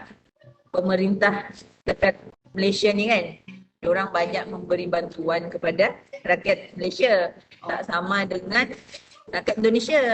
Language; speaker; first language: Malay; non-native, local second language; Buginese